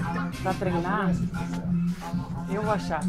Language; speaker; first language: Korean; non-native, learner; Portuguese